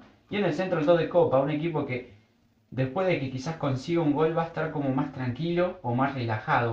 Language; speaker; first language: Spanish; native; Spanish